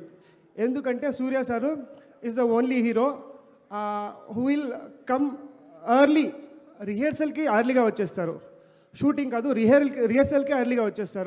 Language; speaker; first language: Telugu; non-native, learner; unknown